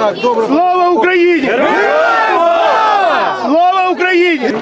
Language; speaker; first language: Ukrainian; non-native, local second language; Russian